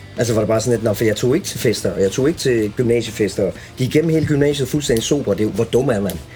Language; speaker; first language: Danish; early bilingual, other home language; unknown